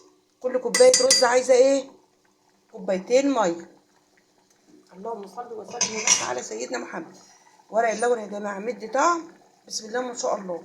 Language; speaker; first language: Arabic; native; Arabic